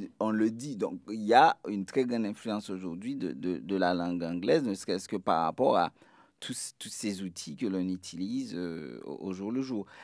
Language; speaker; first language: French; non-native, local second language; Haitian Creole